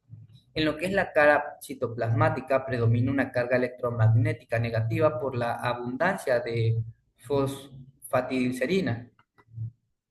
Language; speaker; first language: Spanish; native; Spanish